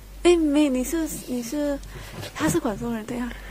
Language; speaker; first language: Chinese; native; Chinese